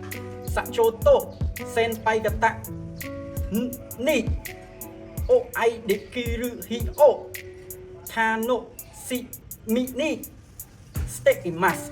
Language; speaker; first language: Japanese; non-native, learner; Khmer